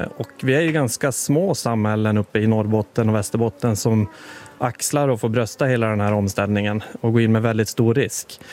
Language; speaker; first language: Swedish; native; Swedish